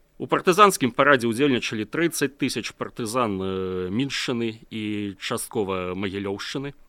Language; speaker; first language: Belarusian; native; Belarusian